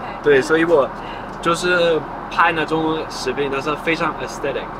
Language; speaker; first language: Chinese; non-native, fluent; Dutch